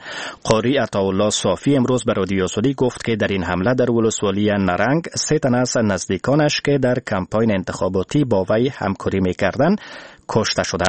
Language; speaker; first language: Persian; native; Persian